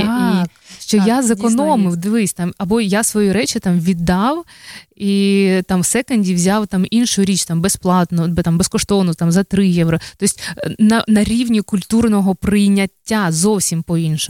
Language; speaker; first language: Ukrainian; native; Ukrainian